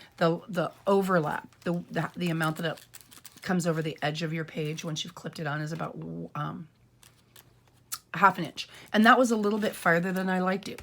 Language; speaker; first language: English; native; English